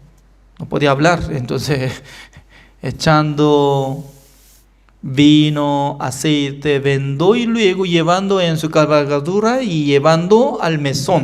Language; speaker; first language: Spanish; non-native, fluent; Korean